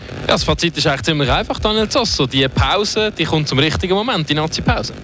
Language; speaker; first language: German; native; German